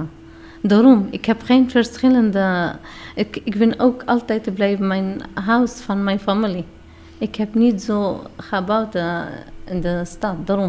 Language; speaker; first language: Dutch; non-native, learner; Arabic